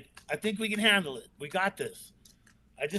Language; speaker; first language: English; native; English